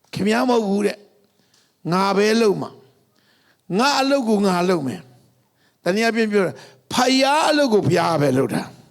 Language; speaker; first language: Burmese; non-native, local second language; Tedim Chin